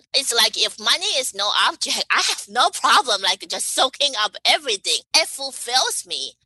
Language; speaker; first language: English; non-native, fluent; Chinese